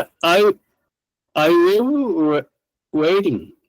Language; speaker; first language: English; non-native, learner; Portuguese